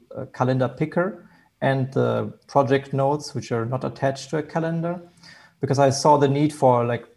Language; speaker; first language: English; non-native, fluent; German